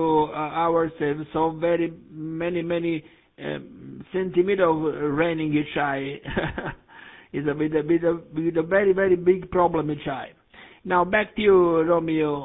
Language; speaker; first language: English; non-native, learner; Italian